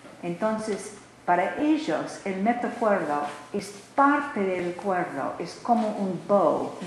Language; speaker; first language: Spanish; non-native, learner; English